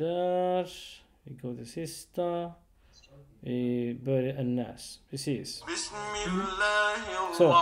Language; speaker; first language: Swedish; non-native, learner; Urdu